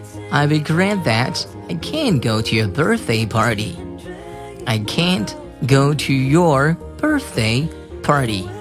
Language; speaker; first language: English; non-native, fluent; Chinese